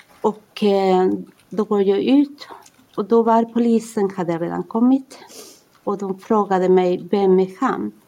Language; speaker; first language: Swedish; non-native, fluent; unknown